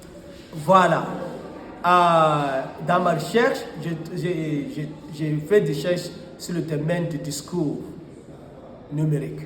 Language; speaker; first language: French; non-native, fluent; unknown